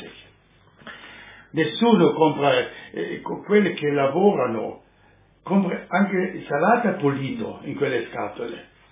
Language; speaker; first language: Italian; non-native, learner; German